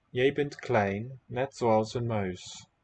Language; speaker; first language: Dutch; non-native, learner; English